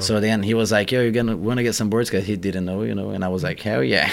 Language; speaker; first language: English; non-native, fluent; Portuguese